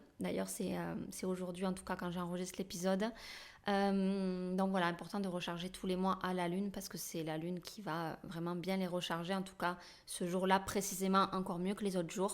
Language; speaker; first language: French; native; French